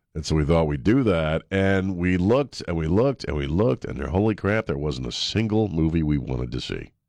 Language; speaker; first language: English; native; English